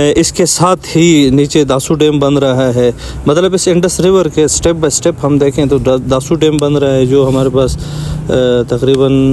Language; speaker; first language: Urdu; non-native, local second language; Shina